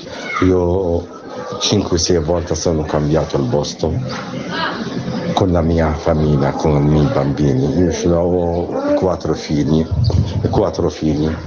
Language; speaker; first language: Italian; non-native, learner; Arabic